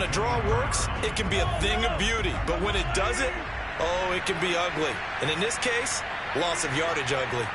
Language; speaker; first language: English; native; English